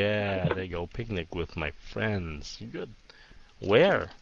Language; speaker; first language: English; early bilingual, heritage; Vietnamese